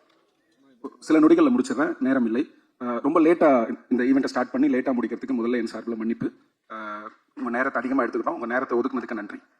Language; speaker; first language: Tamil; native; Tamil